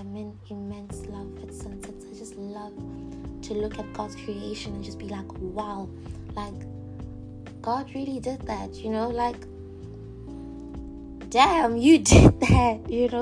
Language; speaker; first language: English; non-native, local second language; Tswana